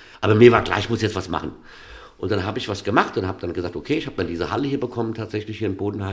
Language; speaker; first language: German; native; German